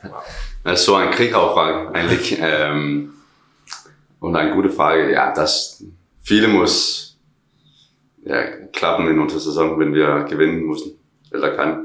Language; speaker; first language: German; non-native, learner; Danish